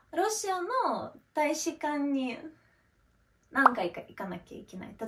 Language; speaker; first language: Japanese; non-native, fluent; Russian